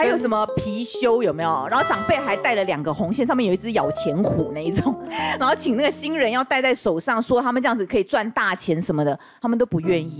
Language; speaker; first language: Chinese; native; Chinese